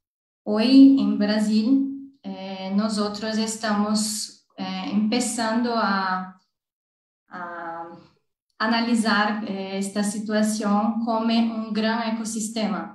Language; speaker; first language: Spanish; non-native, learner; Portuguese